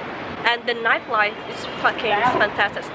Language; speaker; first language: English; non-native, fluent; Vietnamese